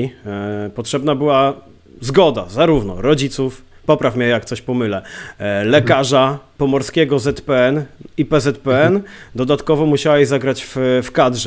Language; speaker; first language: Polish; native; Polish